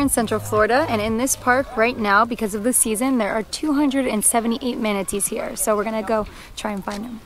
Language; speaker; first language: English; native; English